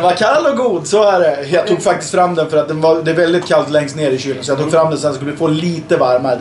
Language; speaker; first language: Swedish; native; Swedish